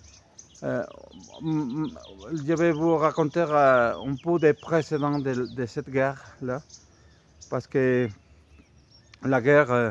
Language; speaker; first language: French; non-native, fluent; Spanish